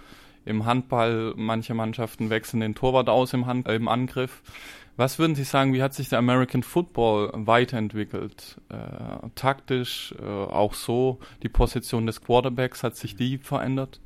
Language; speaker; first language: German; native; German